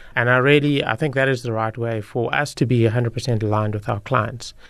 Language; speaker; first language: English; native; English